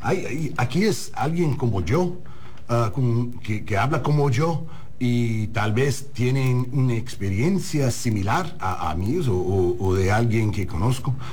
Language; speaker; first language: Spanish; early bilingual, heritage; English